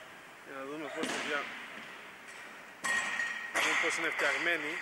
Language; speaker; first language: Greek; non-native, learner; English